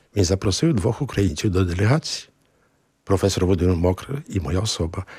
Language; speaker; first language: Ukrainian; early bilingual, heritage; Ukrainian